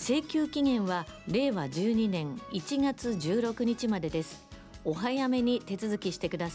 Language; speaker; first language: Japanese; native; Japanese